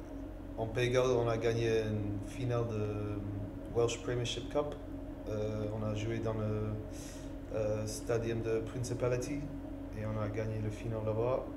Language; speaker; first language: French; non-native, learner; English